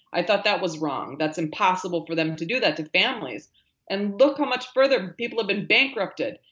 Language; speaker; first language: English; native; English